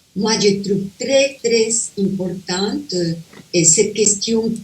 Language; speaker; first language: French; non-native, fluent; Spanish